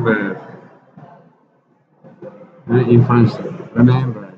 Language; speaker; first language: English; non-native, learner; Italian